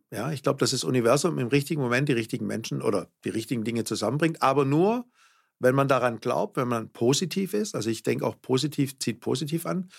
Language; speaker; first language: German; native; German